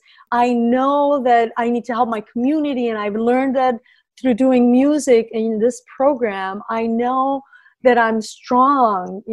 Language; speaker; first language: English; early bilingual, other home language; Spanish